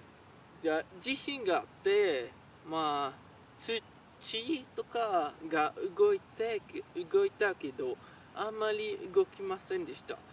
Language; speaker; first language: Japanese; non-native, learner; French